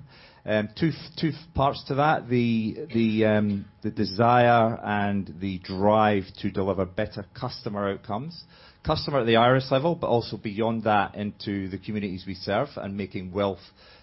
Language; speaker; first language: English; native; English